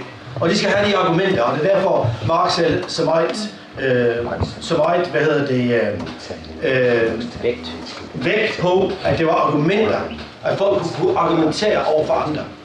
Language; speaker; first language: Danish; non-native, fluent; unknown